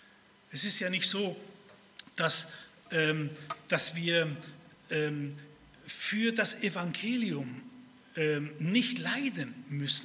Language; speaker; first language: German; early bilingual, other home language; Spanish